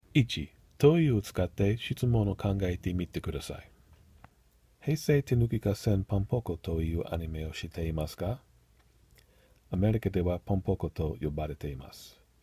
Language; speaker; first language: Japanese; non-native, learner; English